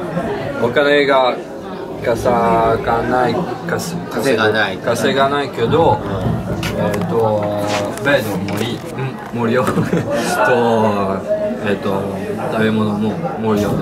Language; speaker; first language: Japanese; non-native, learner; French